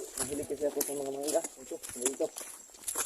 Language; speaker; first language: Filipino; non-native, local second language; Cebuano